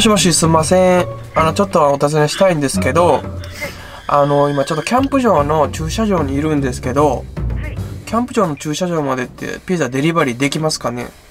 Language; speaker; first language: Japanese; native; Japanese